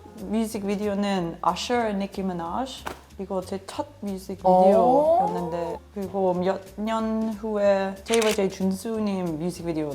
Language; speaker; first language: Korean; non-native, learner; German